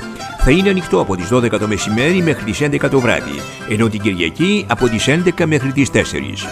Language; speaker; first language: Greek; native; Greek